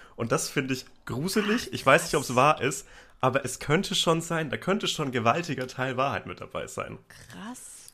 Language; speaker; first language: German; native; German